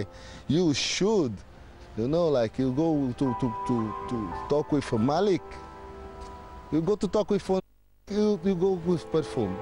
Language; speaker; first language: English; non-native, learner; Portuguese